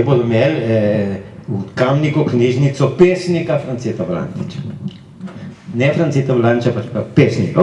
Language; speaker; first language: Slovenian; early bilingual, heritage; Slovenian